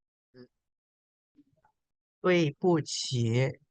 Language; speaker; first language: Chinese; non-native, fluent; Indonesian